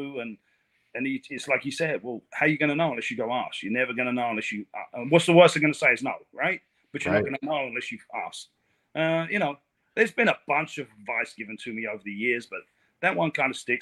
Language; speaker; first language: English; native; English